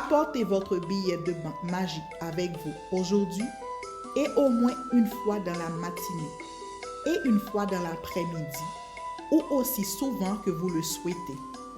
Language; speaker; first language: French; native; French